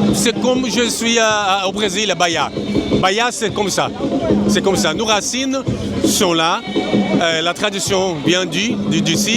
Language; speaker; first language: French; non-native, learner; Portuguese